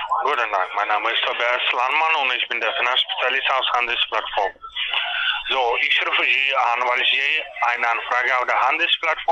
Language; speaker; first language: German; non-native, learner; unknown